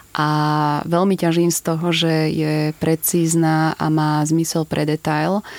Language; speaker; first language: Slovak; native; Slovak